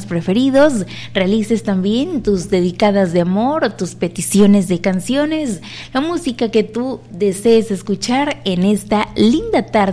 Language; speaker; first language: Spanish; native; Spanish